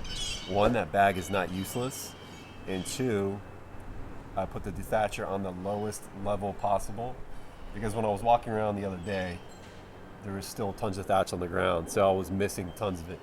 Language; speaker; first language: English; native; English